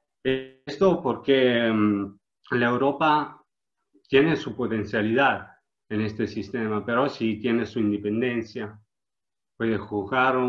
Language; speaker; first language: Spanish; non-native, learner; Italian